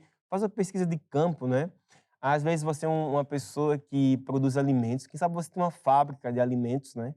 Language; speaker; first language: Portuguese; native; Portuguese